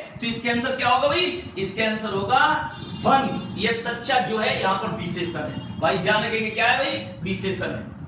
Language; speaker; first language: Hindi; native; Hindi